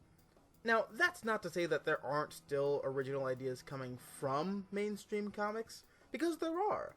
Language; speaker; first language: English; native; English